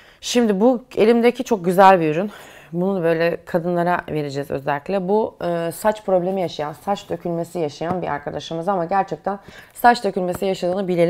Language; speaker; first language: Turkish; native; Turkish